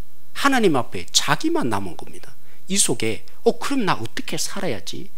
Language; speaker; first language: Korean; native; Korean